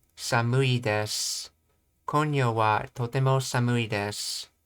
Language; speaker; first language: Japanese; non-native, learner; English